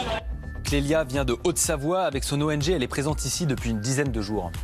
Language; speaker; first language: French; native; French